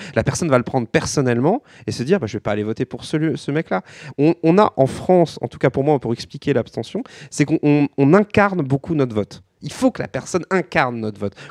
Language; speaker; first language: French; native; French